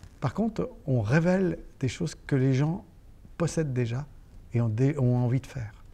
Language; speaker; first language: French; non-native, local second language; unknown